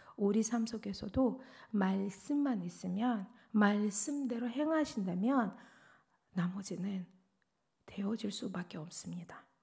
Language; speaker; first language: Korean; non-native, fluent; Russian